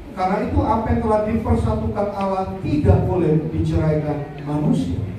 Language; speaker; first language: Indonesian; native; Indonesian